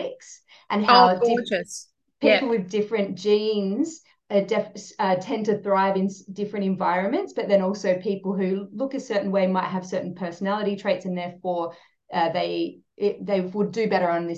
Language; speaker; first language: English; native; English